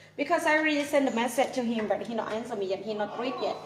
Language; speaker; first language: English; non-native, learner; Thai